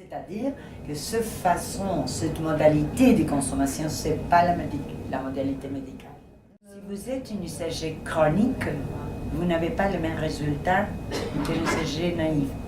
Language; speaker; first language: French; non-native, fluent; Spanish